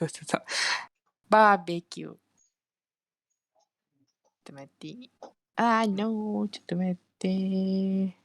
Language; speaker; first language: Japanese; non-native, fluent; Malay